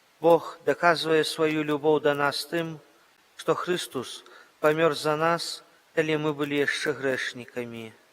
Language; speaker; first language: Belarusian; native; Belarusian